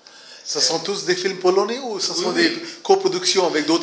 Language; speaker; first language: French; non-native, fluent; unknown